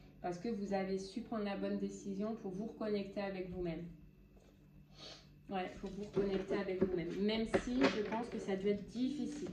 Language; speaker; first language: French; native; French